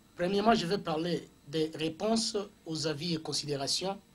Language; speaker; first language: French; non-native, local second language; Swahili